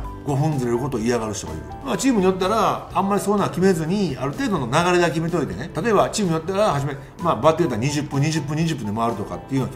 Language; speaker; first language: Japanese; native; Japanese